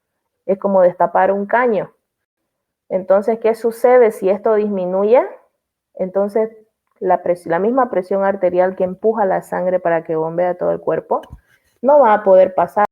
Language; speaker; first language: Spanish; native; Spanish